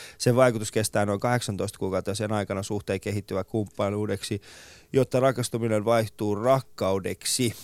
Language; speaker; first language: Finnish; early bilingual, other home language; Persian